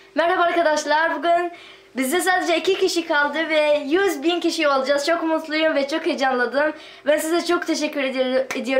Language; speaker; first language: Turkish; non-native, fluent; Arabic